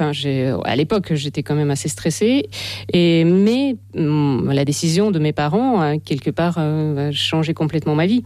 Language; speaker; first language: French; non-native, fluent; Russian